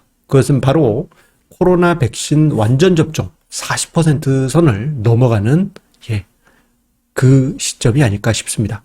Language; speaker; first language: Korean; native; Korean